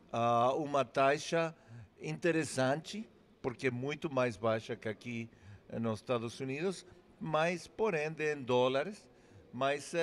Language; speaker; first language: Portuguese; non-native, fluent; English